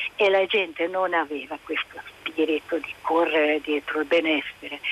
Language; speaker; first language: Italian; non-native, fluent; Hungarian